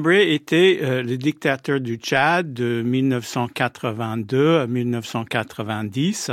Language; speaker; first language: French; non-native, fluent; English